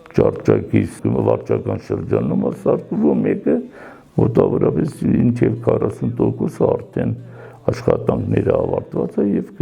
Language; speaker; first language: Armenian; non-native, local second language; Kurdish